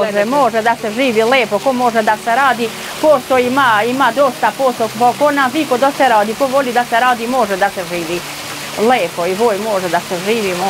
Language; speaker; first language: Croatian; non-native, learner; Albanian